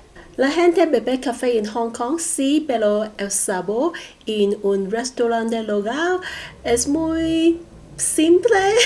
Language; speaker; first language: Spanish; non-native, learner; Cantonese